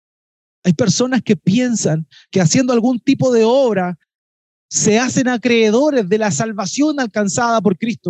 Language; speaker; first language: Spanish; native; Spanish